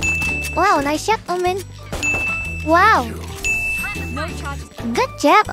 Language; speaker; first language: English; non-native, learner; Indonesian